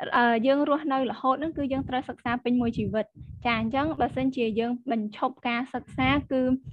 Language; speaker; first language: Khmer; native; Khmer